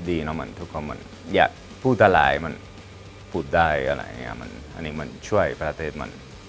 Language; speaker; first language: Thai; non-native, learner; Spanish